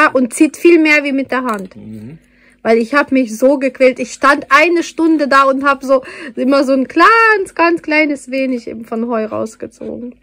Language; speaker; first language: German; non-native, fluent; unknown